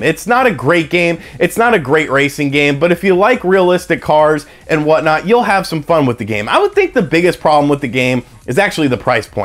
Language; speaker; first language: English; native; English